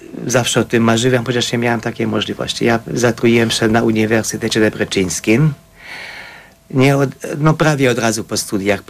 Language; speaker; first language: Polish; non-native, fluent; Hungarian